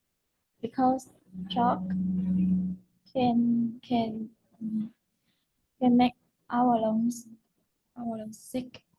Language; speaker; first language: English; non-native, learner; Vietnamese